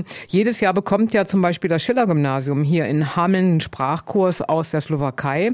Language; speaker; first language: German; native; German